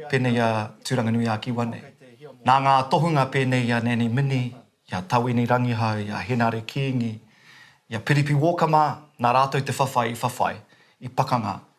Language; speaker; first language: Māori; non-native, local second language; English